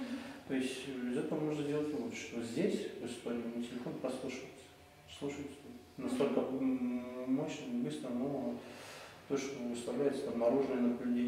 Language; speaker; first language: Russian; native; Russian